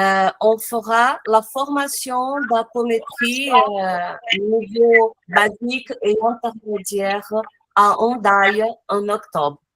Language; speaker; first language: French; non-native, fluent; Portuguese